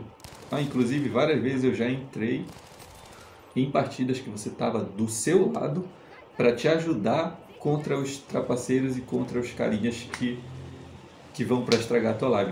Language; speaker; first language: Portuguese; native; Portuguese